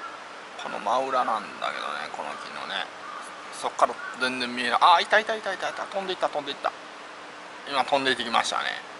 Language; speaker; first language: Japanese; native; Japanese